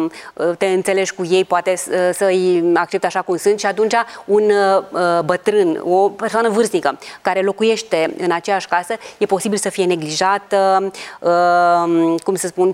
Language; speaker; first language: Romanian; native; Romanian